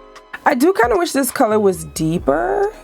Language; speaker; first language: English; native; English